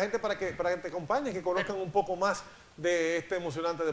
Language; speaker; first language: Spanish; native; Spanish